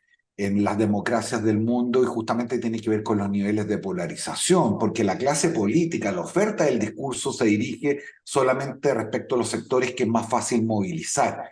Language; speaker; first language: Spanish; native; Spanish